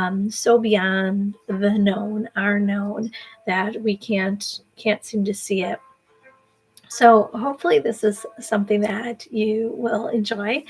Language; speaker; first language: English; native; English